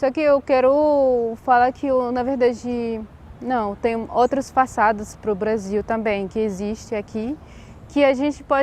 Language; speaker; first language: Portuguese; non-native, fluent; Arabic